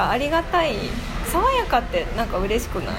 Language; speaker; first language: Japanese; native; Japanese